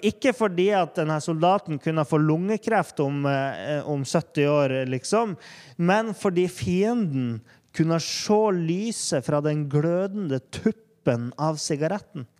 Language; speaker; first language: Norwegian; native; Norwegian